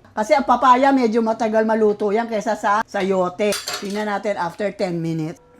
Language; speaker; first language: Filipino; native; Filipino